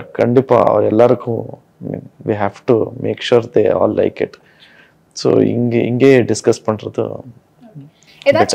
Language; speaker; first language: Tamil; non-native, learner; Kannada